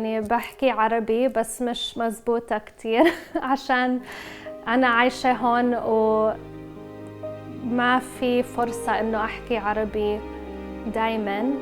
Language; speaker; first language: Arabic; early bilingual, heritage; English